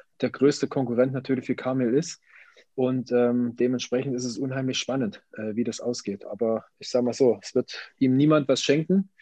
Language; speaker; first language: German; native; German